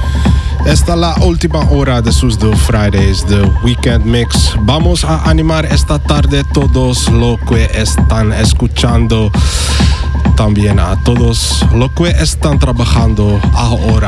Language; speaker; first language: Spanish; non-native, fluent; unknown